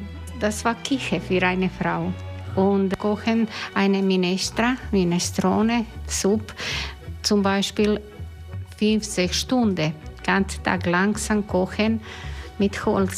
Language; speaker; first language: German; non-native, learner; Croatian